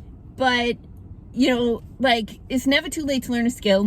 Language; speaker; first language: English; native; English